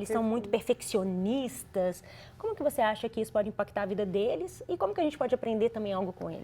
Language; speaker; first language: Portuguese; native; Portuguese